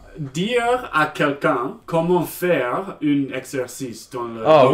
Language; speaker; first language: French; non-native, learner; English